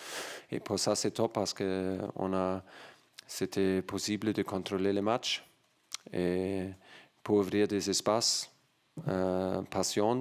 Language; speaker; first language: French; non-native, learner; German